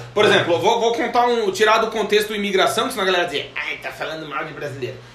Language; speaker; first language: Portuguese; native; Portuguese